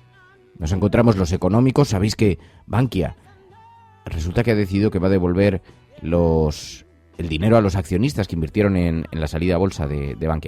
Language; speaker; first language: Spanish; native; Spanish